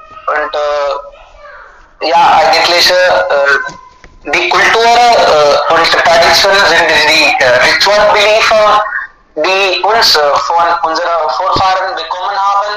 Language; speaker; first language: German; non-native, learner; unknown